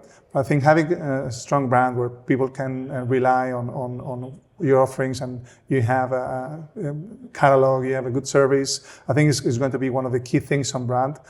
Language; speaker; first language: English; non-native, fluent; Spanish